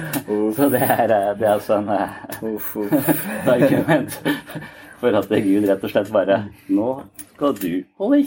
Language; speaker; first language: Norwegian; native; Norwegian